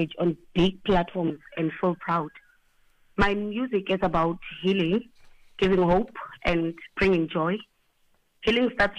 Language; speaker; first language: English; non-native, local second language; Tsonga